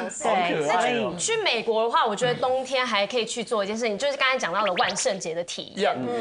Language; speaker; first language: Chinese; native; Chinese